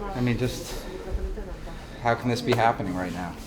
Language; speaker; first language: English; native; English